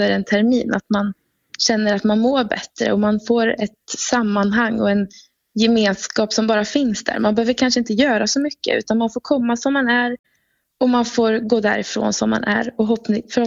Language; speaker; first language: Swedish; native; Swedish